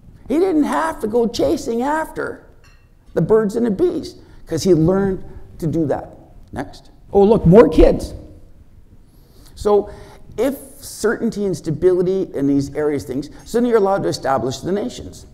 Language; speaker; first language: English; native; English